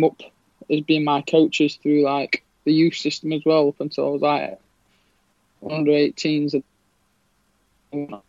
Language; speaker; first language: English; native; English